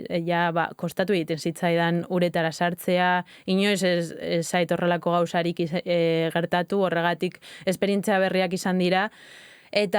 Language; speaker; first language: Basque; native; Basque